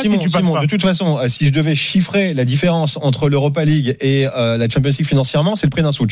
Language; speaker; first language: French; native; French